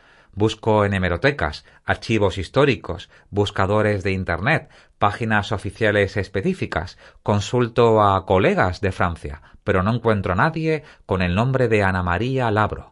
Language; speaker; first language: Spanish; native; Spanish